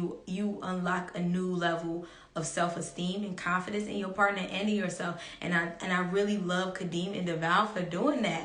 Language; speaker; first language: English; native; English